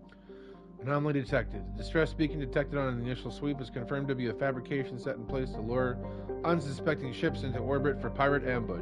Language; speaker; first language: English; native; English